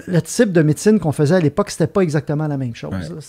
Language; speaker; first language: French; native; French